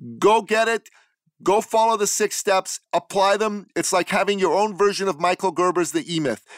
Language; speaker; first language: English; native; English